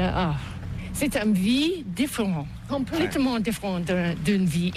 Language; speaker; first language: French; non-native, local second language; English